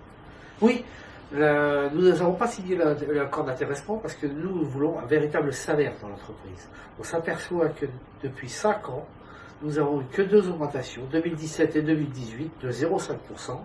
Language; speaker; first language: French; native; French